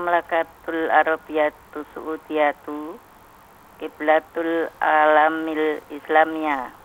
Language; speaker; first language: Arabic; non-native, learner; Indonesian